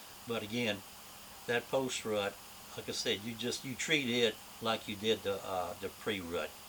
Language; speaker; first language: English; native; English